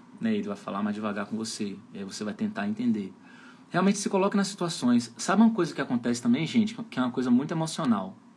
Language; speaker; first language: Portuguese; native; Portuguese